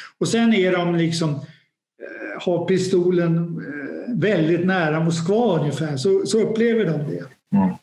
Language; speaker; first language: Swedish; native; Swedish